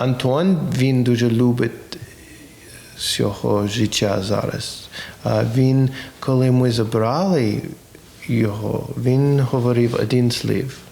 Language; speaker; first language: Ukrainian; non-native, learner; English